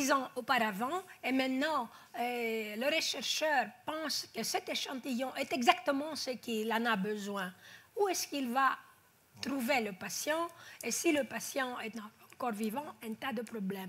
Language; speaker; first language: French; non-native, fluent; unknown